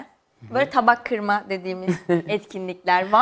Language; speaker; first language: Turkish; native; Turkish